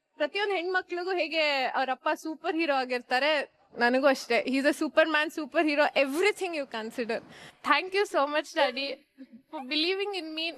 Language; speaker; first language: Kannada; non-native, local second language; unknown